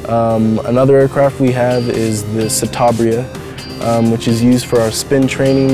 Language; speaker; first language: English; native; English